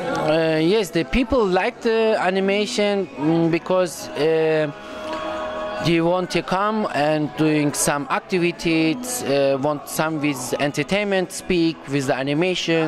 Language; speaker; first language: English; non-native, learner; Turkish